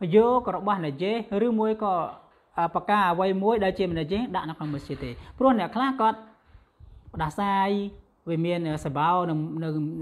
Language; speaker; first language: Khmer; non-native, local second language; Western Cham